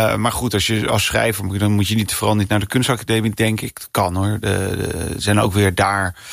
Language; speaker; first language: Dutch; early bilingual, other home language; English